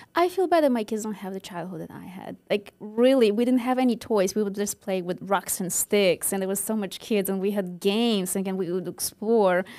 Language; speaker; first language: English; non-native, fluent; Ukrainian